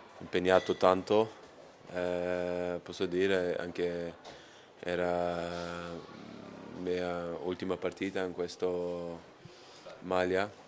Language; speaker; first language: Italian; non-native, learner; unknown